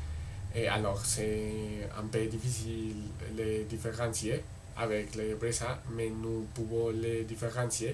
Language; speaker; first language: French; non-native, learner; Spanish